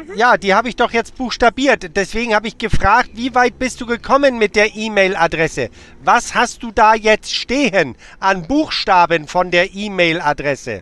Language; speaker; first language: German; native; German